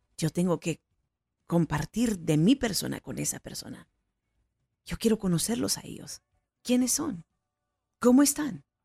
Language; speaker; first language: Spanish; early bilingual, heritage; Spanish